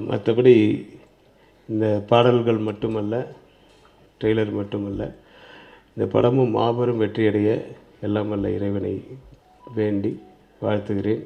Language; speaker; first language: Tamil; native; Tamil